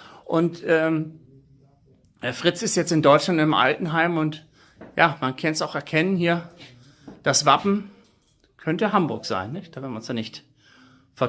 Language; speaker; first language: German; native; German